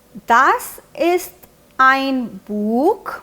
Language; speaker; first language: German; non-native, fluent; Hindi